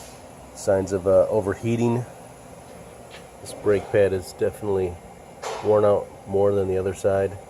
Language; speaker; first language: English; native; English